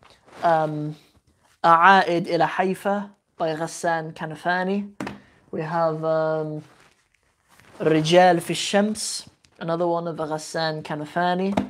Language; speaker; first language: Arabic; non-native, fluent; English